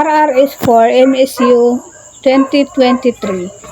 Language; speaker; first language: English; non-native, local second language; Filipino